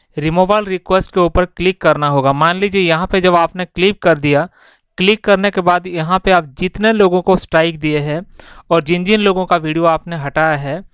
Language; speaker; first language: Hindi; non-native, local second language; Bangla